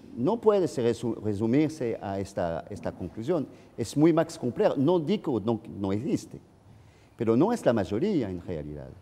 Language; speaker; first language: Spanish; non-native, fluent; French